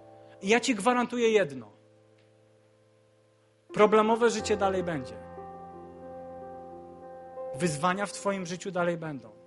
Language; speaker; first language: Polish; native; Polish